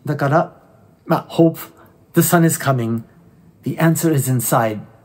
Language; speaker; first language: English; native; English